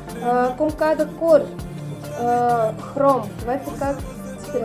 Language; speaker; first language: Portuguese; non-native, learner; Russian